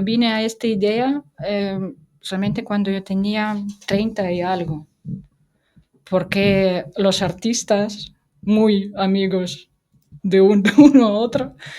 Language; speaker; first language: Spanish; non-native, fluent; Russian